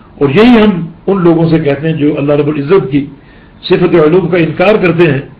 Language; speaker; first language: Urdu; native; Urdu